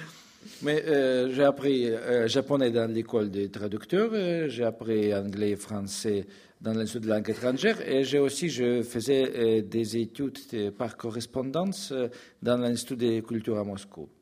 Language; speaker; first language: French; non-native, fluent; Russian